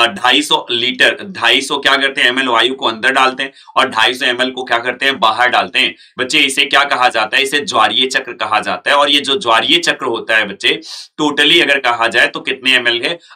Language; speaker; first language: Hindi; native; Hindi